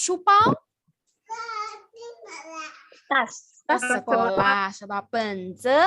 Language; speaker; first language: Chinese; non-native, fluent; Indonesian